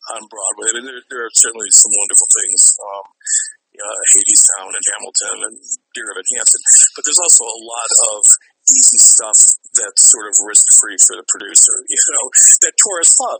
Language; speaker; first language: English; native; English